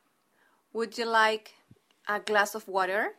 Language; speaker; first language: English; non-native, fluent; Spanish